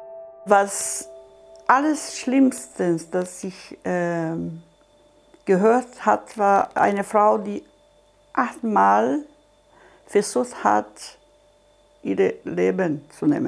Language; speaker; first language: German; non-native, fluent; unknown